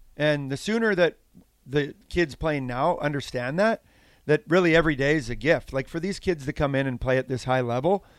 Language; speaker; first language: English; native; English